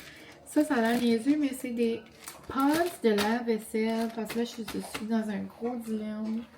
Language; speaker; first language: French; native; French